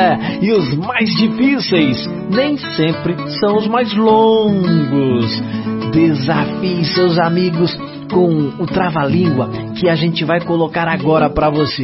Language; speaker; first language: Portuguese; native; Portuguese